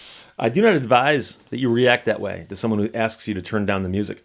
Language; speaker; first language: English; native; English